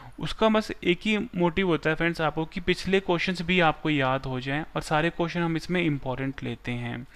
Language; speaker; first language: Hindi; non-native, local second language; Gujarati